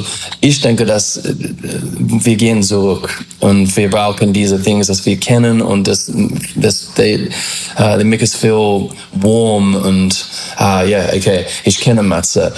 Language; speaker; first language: German; non-native, fluent; English